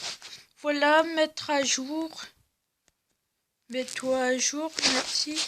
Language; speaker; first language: French; native; French